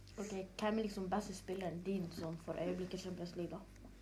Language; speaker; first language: Norwegian; native; Norwegian